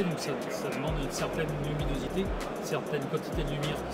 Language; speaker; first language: French; native; French